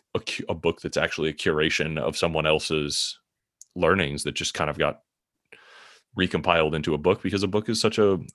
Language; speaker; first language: English; native; English